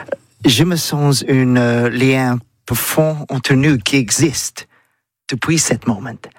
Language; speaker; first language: French; non-native, learner; English